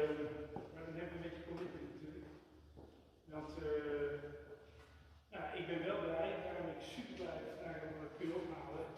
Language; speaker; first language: Dutch; native; Dutch